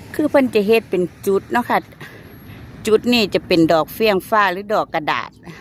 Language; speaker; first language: Thai; native; Thai